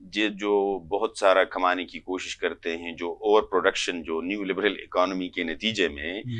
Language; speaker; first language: Urdu; non-native, local second language; Pashto